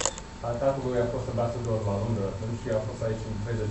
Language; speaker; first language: Romanian; non-native, learner; English